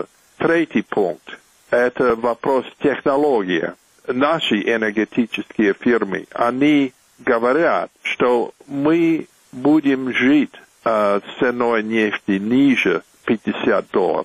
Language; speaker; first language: Russian; non-native, fluent; English